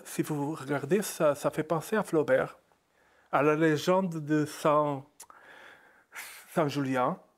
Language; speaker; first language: French; non-native, fluent; Portuguese